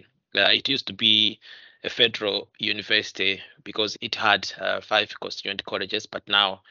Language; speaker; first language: English; non-native, local second language; Nyanja